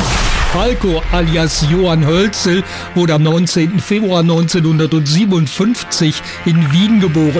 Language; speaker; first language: German; native; German